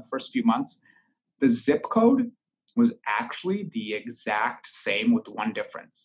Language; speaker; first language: English; native; English